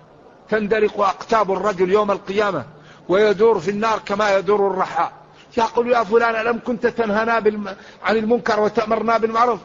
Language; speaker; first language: Arabic; native; Arabic